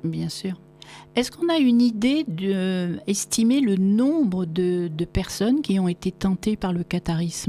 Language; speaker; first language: French; native; French